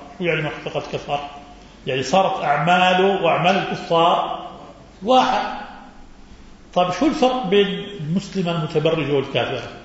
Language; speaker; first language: Arabic; native; Arabic